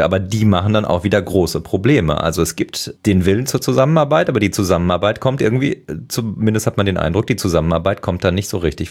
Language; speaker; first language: German; native; German